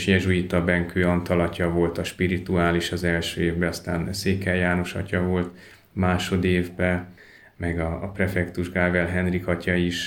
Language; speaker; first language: Hungarian; native; Hungarian